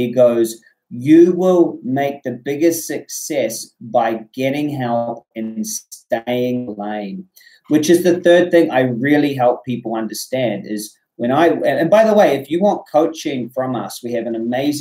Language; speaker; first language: English; native; English